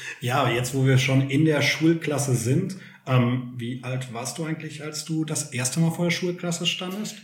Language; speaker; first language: German; native; German